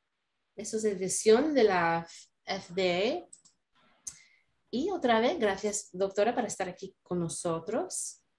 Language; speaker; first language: Spanish; non-native, learner; English